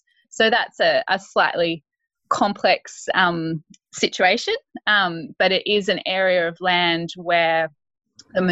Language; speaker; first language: English; native; English